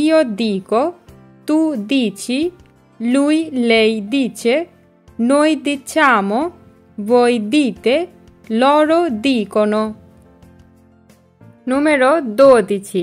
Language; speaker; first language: Italian; non-native, fluent; Bangla